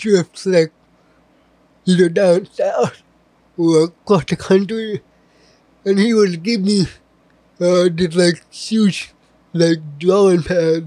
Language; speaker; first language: English; native; English